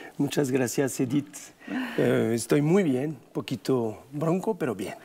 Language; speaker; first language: Spanish; non-native, fluent; French